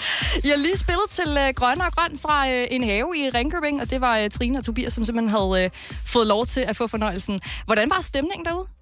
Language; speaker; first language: Danish; native; Danish